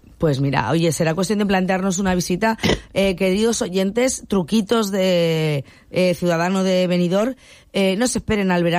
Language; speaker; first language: Spanish; native; Spanish